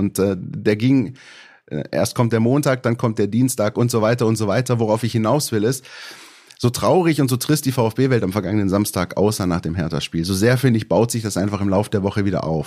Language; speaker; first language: German; native; German